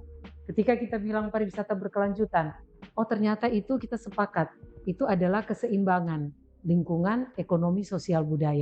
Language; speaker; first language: Indonesian; native; Indonesian